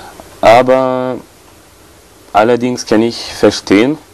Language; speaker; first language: German; non-native, fluent; French